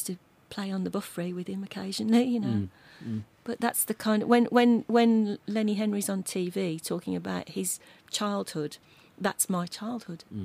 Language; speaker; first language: English; native; English